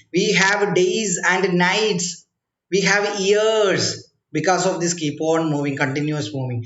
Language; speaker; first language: English; non-native, local second language; Malayalam